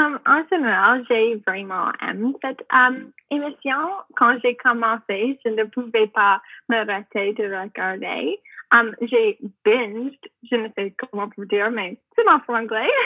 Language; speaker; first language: French; non-native, learner; English